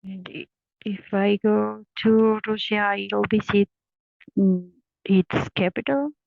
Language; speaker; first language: English; non-native, learner; Spanish